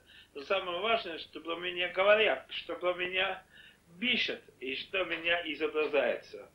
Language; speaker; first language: Russian; non-native, local second language; Estonian